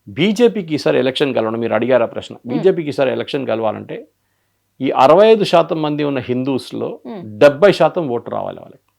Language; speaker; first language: Telugu; non-native, local second language; Malayalam